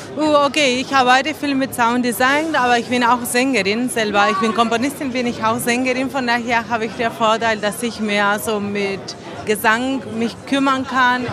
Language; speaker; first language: German; non-native, fluent; Spanish